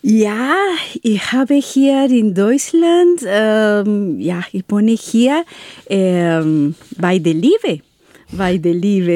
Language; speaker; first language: German; non-native, learner; Spanish